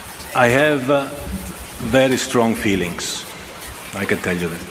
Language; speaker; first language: English; non-native, fluent; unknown